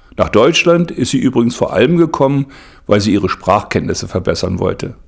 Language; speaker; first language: German; native; German